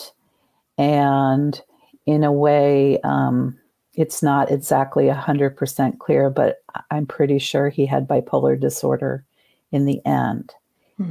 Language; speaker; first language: English; native; English